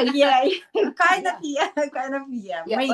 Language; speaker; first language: English; non-native, learner; Russian